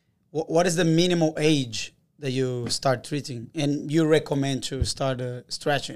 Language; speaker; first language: English; non-native, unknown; Portuguese